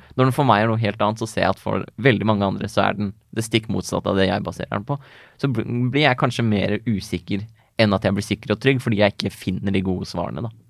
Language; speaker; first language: Norwegian; native; Norwegian